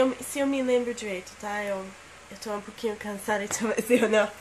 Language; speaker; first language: Portuguese; non-native, fluent; English